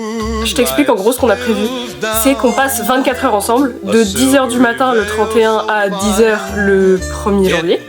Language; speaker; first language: French; native; French